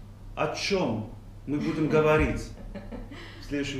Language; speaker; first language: Russian; non-native, learner; Greek